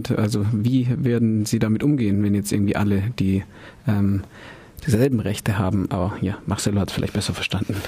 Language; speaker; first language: German; native; German